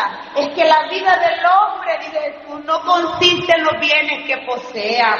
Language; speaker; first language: Spanish; native; Spanish